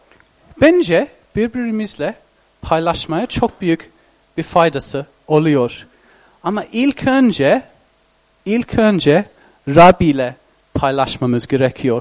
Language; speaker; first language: Turkish; non-native, fluent; English